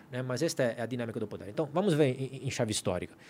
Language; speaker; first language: Portuguese; non-native, fluent; Italian